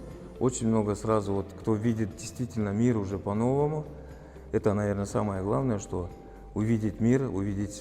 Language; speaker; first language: Russian; native; Russian